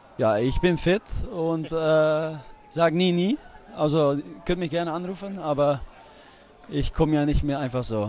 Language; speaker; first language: German; non-native, fluent; Dutch